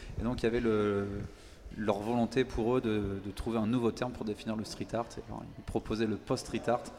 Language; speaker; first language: French; native; French